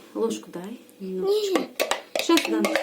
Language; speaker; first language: Russian; non-native, local second language; Tajik